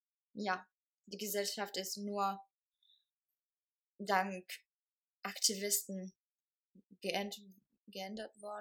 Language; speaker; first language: German; non-native, fluent; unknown